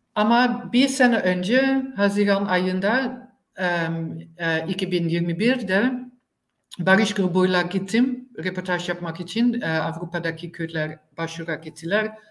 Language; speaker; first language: Turkish; non-native, learner; Dutch